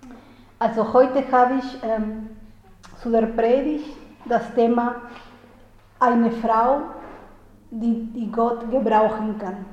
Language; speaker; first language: German; non-native, fluent; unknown